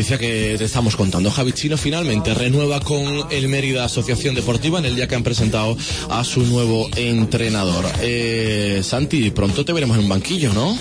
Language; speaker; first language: Spanish; native; Spanish